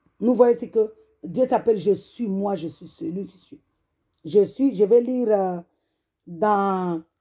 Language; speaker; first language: French; non-native, local second language; Comorian